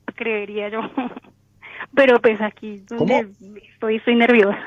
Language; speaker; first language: Spanish; native; Spanish